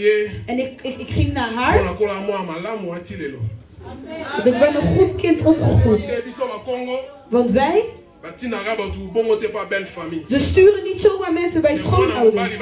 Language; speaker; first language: Dutch; non-native, learner; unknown